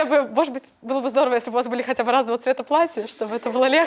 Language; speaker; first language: Russian; native; Russian